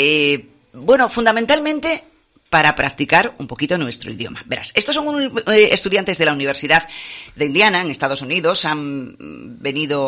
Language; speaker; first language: Spanish; native; Spanish